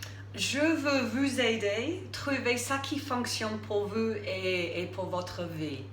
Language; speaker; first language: French; non-native, fluent; English